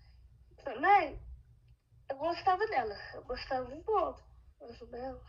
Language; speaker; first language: Portuguese; early bilingual, heritage; Portuguese